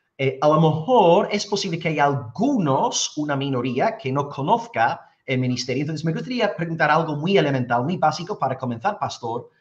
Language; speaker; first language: Spanish; non-native, fluent; English